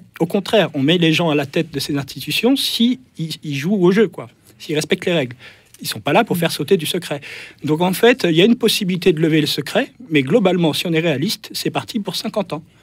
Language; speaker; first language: French; native; French